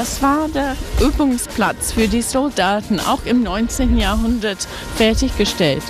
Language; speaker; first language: German; non-native, fluent; English